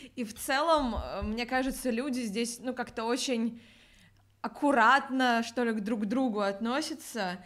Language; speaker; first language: Russian; native; Russian